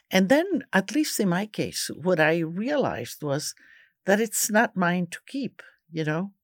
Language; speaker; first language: English; early bilingual, other home language; Croatian